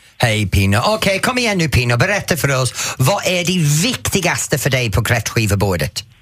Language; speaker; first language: Swedish; non-native, fluent; English